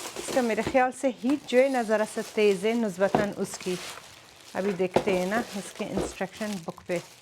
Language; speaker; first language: Urdu; early bilingual, other home language; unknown